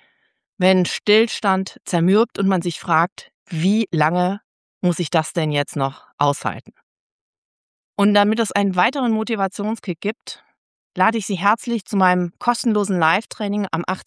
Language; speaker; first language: German; native; German